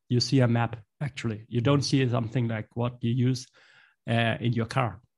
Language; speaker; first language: English; non-native, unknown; German